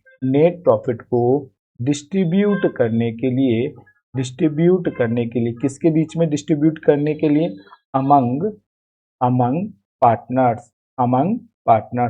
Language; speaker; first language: Hindi; native; Hindi